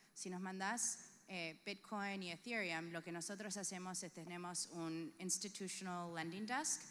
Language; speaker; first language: Spanish; early bilingual, heritage; Spanish